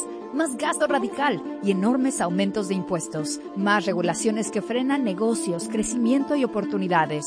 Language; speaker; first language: Spanish; native; Spanish